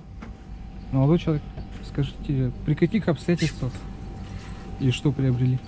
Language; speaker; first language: Russian; native; Russian